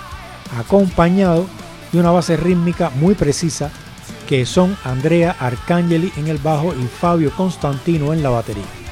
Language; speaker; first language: Spanish; native; Spanish